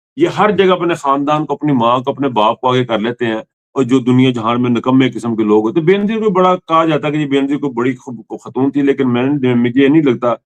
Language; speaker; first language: Urdu; non-native, local second language; Punjabi